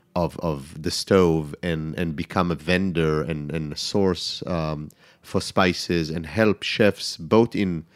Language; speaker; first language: English; non-native, fluent; Hebrew